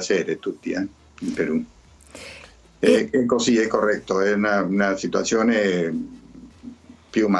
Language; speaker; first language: Italian; early bilingual, heritage; Spanish